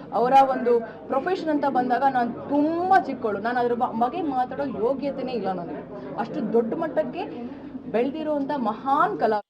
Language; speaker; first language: Kannada; native; Kannada